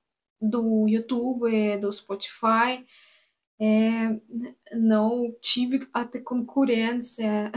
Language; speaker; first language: Portuguese; non-native, learner; Russian